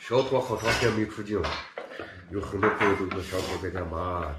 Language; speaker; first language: Chinese; non-native, local second language; Kazakh